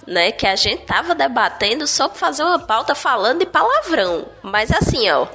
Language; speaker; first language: Portuguese; native; Portuguese